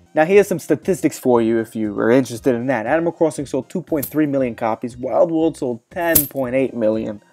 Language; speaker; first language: English; native; English